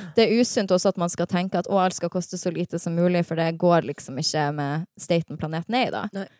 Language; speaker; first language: Norwegian; native; Norwegian